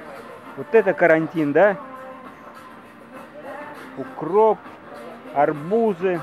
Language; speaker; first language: Russian; native; Russian